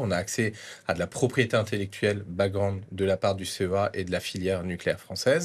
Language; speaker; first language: French; native; French